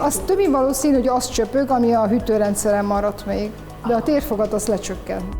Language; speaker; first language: Hungarian; native; Hungarian